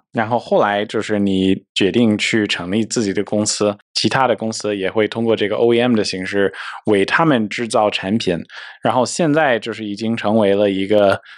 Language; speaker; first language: Chinese; non-native, fluent; English